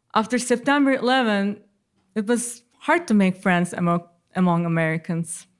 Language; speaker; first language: English; non-native, fluent; Turkish